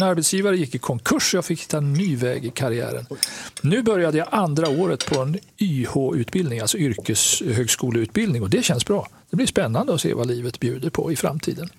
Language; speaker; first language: Swedish; native; Swedish